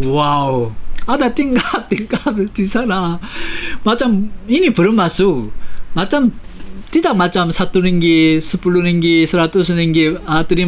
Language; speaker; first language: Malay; non-native, fluent; Korean